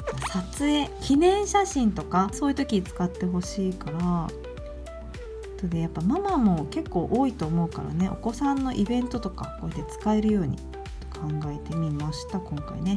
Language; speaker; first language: Japanese; native; Japanese